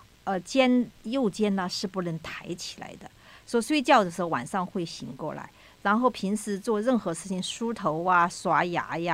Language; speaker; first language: Chinese; native; Chinese